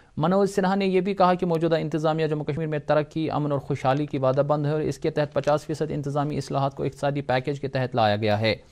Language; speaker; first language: Urdu; non-native, local second language; Kashmiri